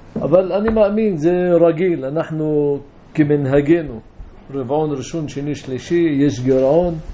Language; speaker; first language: Hebrew; non-native, local second language; Arabic